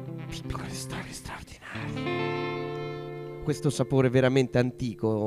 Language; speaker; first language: Italian; native; Italian